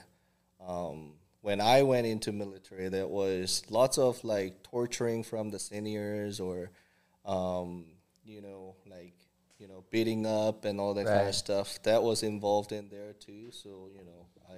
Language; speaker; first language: English; non-native, fluent; Korean